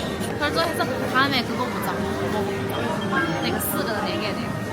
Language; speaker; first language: Korean; non-native, learner; Chinese